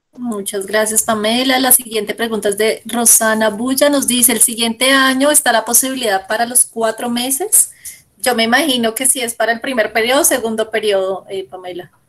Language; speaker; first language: Spanish; native; Spanish